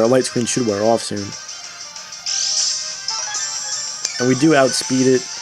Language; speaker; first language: English; native; English